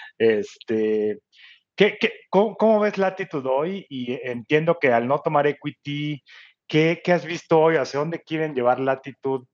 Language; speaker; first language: Spanish; native; Spanish